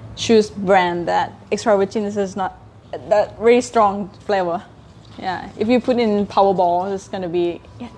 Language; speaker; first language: English; non-native, learner; Thai